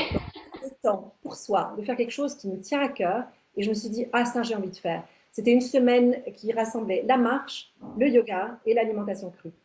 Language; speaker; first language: French; early bilingual, other home language; English